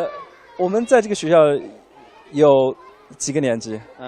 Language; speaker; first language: Chinese; native; Chinese